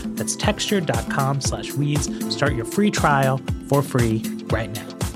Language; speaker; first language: English; native; English